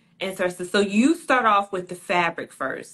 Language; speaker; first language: English; native; English